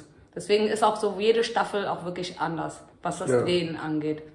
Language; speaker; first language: German; native; German